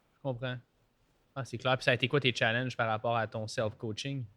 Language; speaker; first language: French; native; French